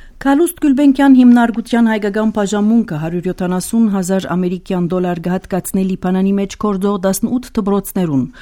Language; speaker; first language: Armenian; early bilingual, heritage; Armenian